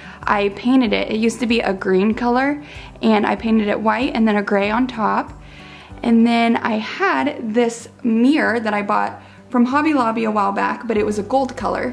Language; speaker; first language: English; native; English